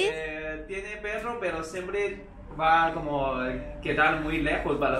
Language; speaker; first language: Spanish; non-native, learner; Chinese